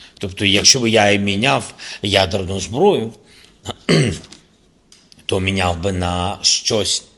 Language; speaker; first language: Ukrainian; non-native, local second language; Russian